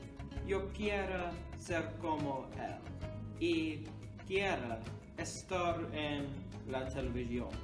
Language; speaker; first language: Spanish; non-native, learner; English